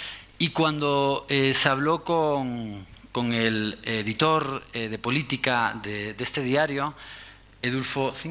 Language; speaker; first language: Spanish; native; Spanish